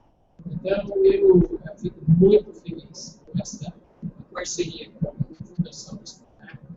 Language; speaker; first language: Portuguese; non-native, fluent; English